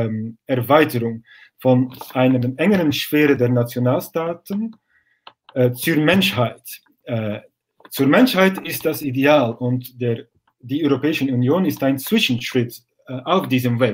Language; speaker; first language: German; non-native, fluent; Dutch